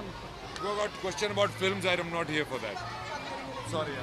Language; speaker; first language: English; non-native, local second language; Hindi